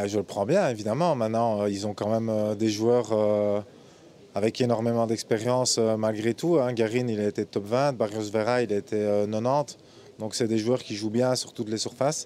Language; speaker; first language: French; native; French